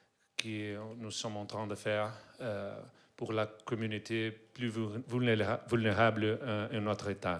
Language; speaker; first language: French; non-native, learner; Portuguese